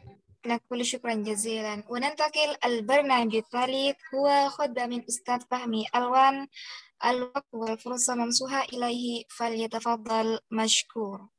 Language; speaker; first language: Arabic; non-native, learner; Indonesian